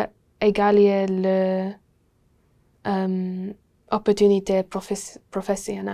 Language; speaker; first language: French; non-native, learner; English